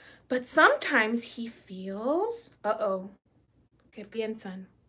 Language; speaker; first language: English; early bilingual, other home language; Spanish